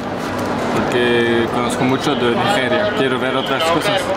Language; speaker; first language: Spanish; non-native, learner; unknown